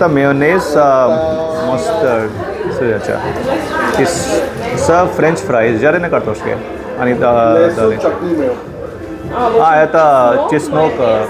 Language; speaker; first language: Russian; non-native, learner; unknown